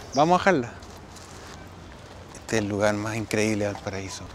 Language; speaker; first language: Spanish; native; Spanish